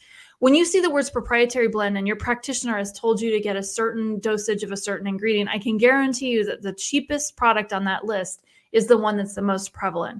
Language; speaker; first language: English; native; English